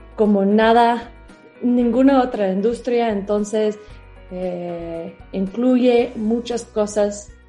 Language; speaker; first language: Spanish; non-native, fluent; English